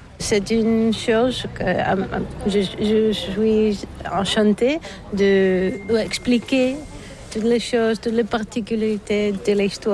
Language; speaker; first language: French; non-native, learner; Bulgarian